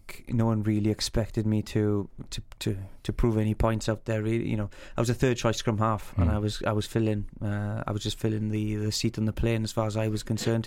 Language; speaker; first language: English; native; English